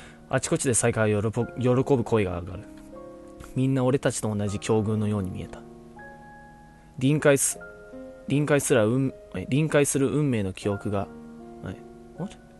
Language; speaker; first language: Japanese; early bilingual, heritage; Japanese